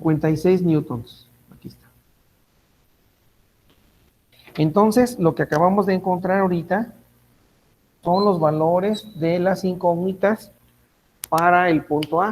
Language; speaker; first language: Spanish; native; Spanish